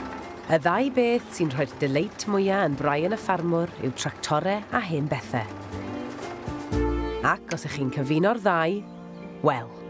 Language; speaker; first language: Welsh; native; Welsh